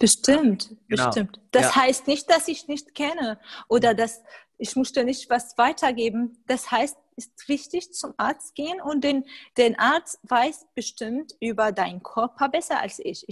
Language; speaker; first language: German; non-native, fluent; Arabic